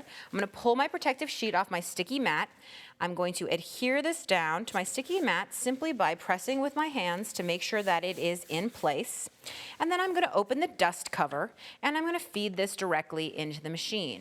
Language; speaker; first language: English; native; English